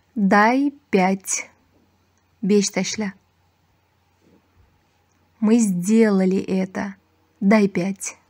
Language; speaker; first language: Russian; non-native, fluent; Uzbek